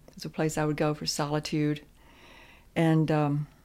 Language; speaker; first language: English; native; English